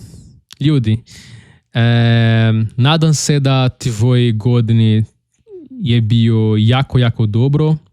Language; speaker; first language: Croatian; non-native, learner; Portuguese